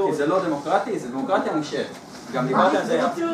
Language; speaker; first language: Hebrew; native; Hebrew